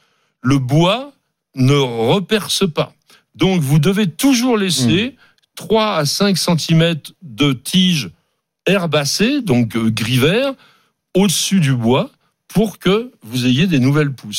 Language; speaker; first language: French; native; French